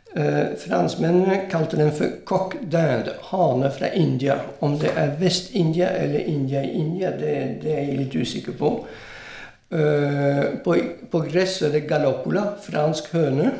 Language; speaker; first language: Norwegian; non-native, fluent; Italian